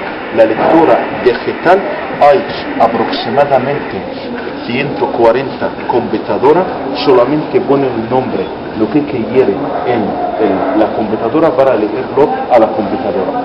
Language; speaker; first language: Spanish; non-native, fluent; Arabic